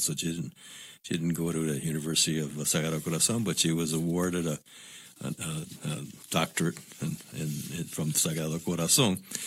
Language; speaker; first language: English; non-native, local second language; Spanish